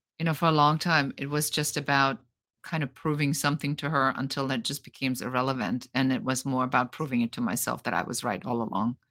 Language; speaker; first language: English; non-native, fluent; German